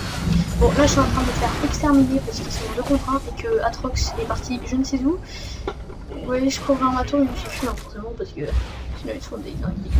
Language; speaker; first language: French; native; French